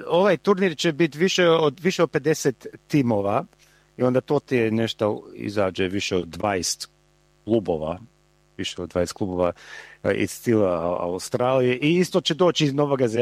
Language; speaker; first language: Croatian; early bilingual, heritage; Croatian